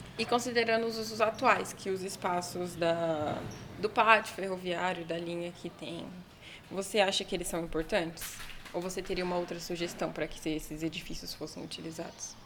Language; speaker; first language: Portuguese; native; Portuguese